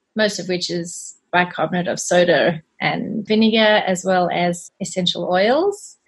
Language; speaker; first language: English; native; English